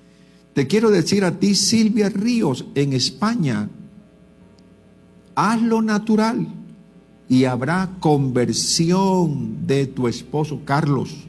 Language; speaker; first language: Spanish; native; Spanish